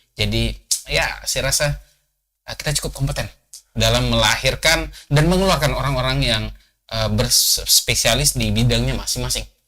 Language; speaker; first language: Indonesian; native; Indonesian